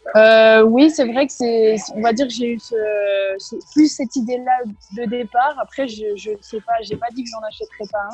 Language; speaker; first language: French; native; French